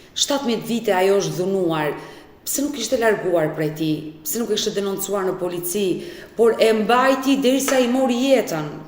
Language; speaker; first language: Albanian; native; Albanian